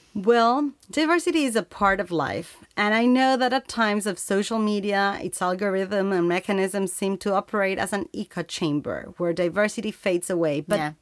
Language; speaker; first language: English; non-native, fluent; Spanish